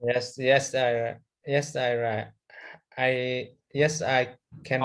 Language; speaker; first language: English; non-native, learner; Vietnamese